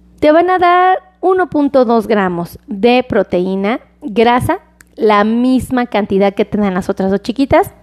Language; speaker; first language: Spanish; native; Spanish